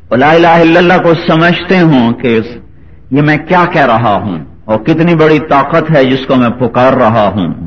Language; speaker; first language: Urdu; native; Urdu